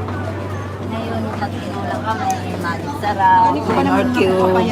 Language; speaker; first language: Filipino; native; Filipino